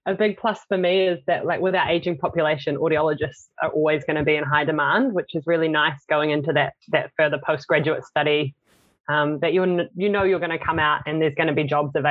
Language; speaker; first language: English; native; English